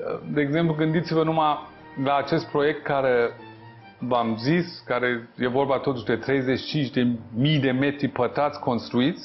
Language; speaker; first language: Romanian; non-native, fluent; Persian